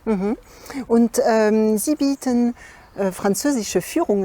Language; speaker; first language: German; non-native, fluent; French